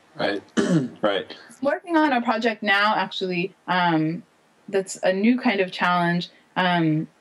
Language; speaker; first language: English; native; English